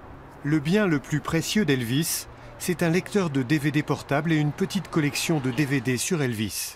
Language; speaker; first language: French; native; French